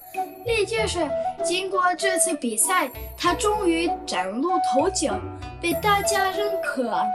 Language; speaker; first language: Chinese; native; Chinese